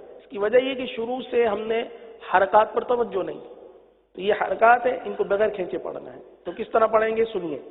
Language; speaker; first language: Urdu; native; Urdu